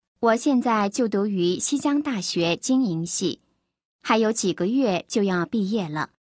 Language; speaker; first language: Chinese; non-native, fluent; Korean